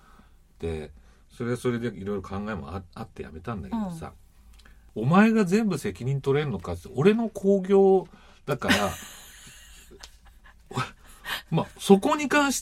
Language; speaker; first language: Japanese; native; Japanese